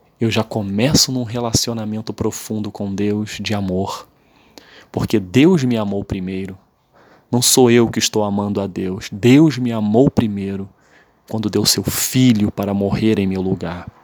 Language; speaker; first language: Portuguese; native; Portuguese